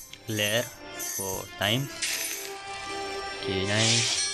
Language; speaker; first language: English; non-native, local second language; Malay